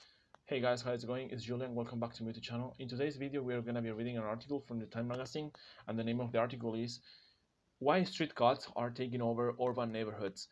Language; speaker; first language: English; non-native, fluent; Spanish